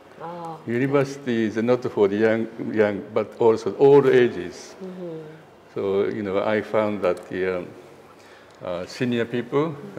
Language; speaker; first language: English; non-native, learner; Japanese